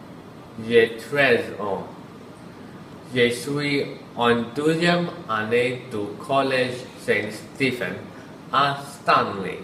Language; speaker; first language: French; non-native, learner; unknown